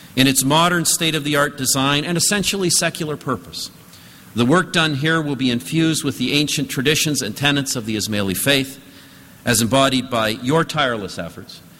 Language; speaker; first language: English; native; English